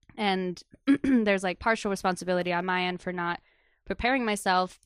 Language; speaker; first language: English; native; English